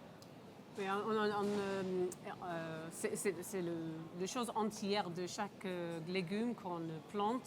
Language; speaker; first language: French; non-native, local second language; English